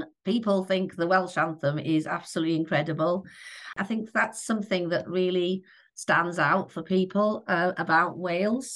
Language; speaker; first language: English; native; English